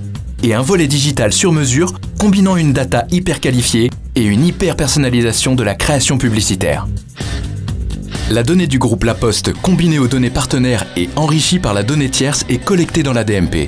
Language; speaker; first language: French; native; French